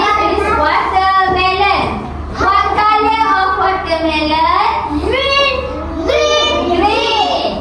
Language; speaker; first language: English; non-native, local second language; Malay